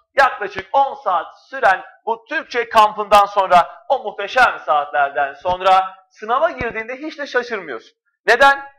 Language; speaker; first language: Turkish; native; Turkish